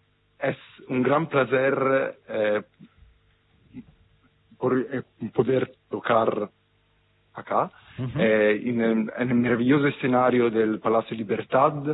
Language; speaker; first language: Spanish; non-native, fluent; Italian